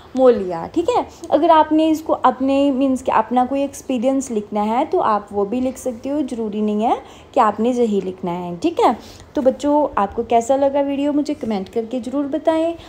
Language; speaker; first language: Hindi; non-native, local second language; Punjabi